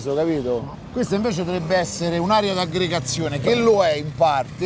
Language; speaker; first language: Italian; native; Italian